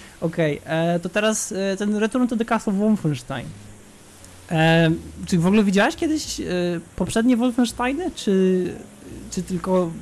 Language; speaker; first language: Polish; native; Polish